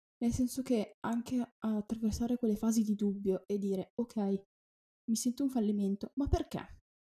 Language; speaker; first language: Italian; native; Italian